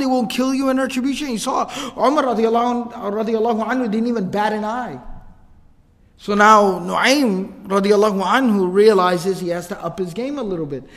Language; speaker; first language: English; native; English